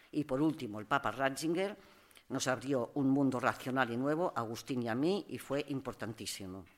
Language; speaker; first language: Spanish; non-native, local second language; Catalan